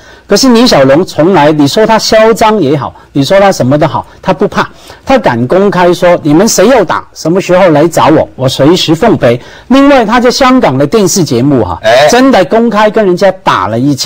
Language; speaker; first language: Chinese; non-native, local second language; Cantonese